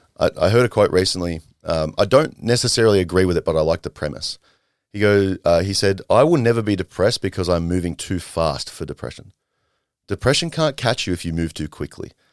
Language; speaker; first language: English; native; English